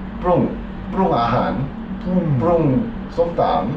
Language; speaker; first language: Thai; non-native, learner; Korean